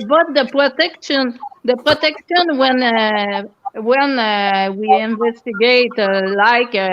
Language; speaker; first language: English; non-native, local second language; French